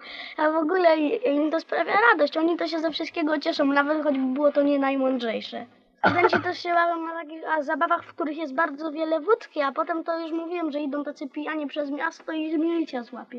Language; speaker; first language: Polish; native; Polish